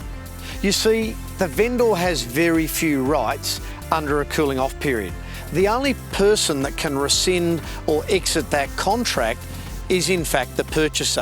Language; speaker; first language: English; native; English